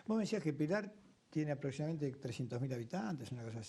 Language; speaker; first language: Spanish; native; Spanish